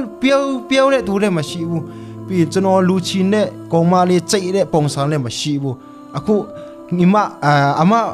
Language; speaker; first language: Burmese; non-native, local second language; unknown